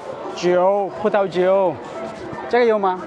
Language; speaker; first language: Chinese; non-native, learner; Amharic